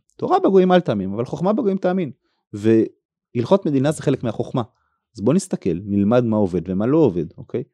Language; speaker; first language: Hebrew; native; Hebrew